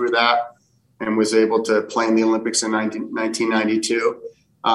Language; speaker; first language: English; early bilingual, other home language; Portuguese